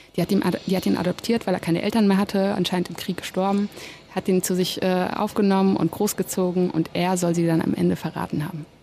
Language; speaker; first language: German; native; German